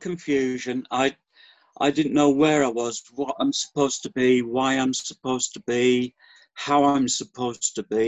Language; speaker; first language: English; native; English